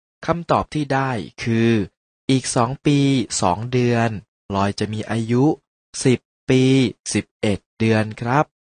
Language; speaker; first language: Thai; native; Thai